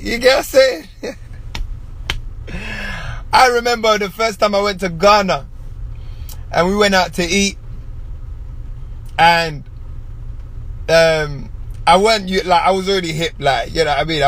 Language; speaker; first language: English; native; English